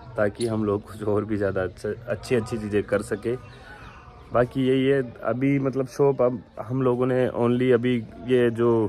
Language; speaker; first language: Hindi; native; Hindi